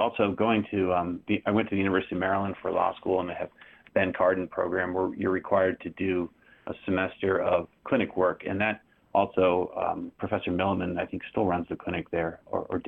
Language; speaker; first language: English; native; English